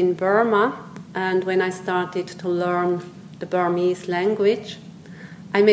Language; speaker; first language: English; non-native, fluent; Swiss German